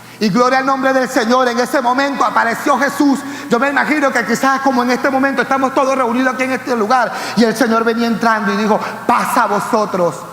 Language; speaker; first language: Spanish; native; Spanish